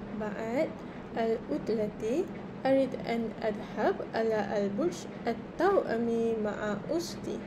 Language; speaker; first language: Arabic; non-native, learner; Malay